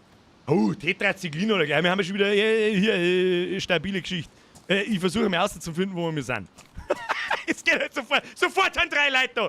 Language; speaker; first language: German; native; German